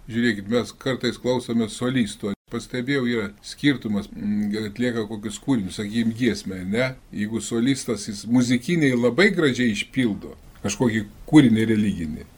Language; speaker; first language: Lithuanian; native; Lithuanian